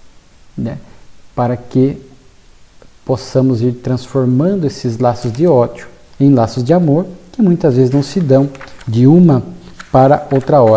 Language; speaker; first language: Portuguese; native; Portuguese